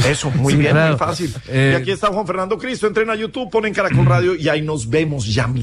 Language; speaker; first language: Spanish; native; Spanish